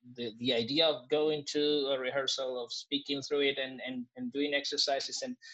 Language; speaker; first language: English; non-native, fluent; Spanish